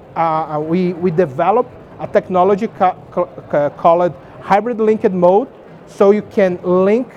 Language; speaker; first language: English; non-native, fluent; Portuguese